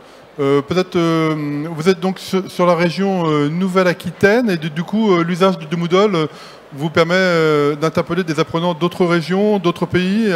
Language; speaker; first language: French; native; French